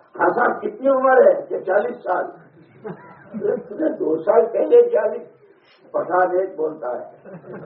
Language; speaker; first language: Urdu; non-native, local second language; Gujarati